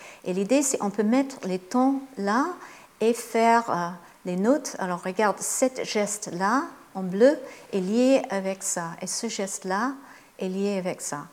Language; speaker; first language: French; non-native, fluent; English